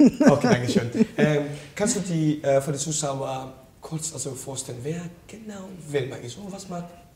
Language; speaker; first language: German; non-native, learner; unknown